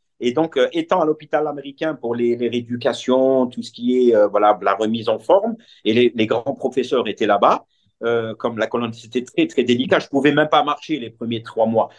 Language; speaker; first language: French; non-native, local second language; Arabic